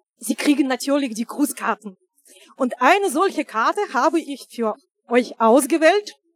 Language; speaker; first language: German; non-native, fluent; Russian